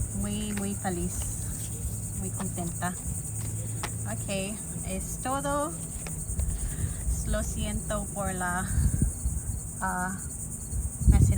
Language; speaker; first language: Spanish; non-native, learner; Lao